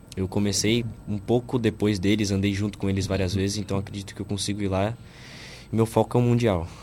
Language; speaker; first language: Portuguese; native; Portuguese